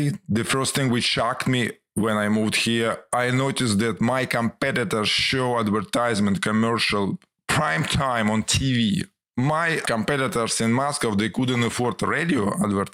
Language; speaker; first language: English; non-native, fluent; Ukrainian